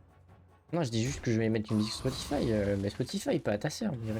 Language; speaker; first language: French; native; French